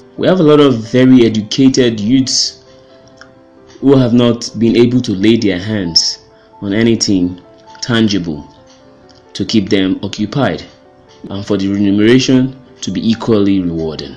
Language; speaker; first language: English; non-native, local second language; Yoruba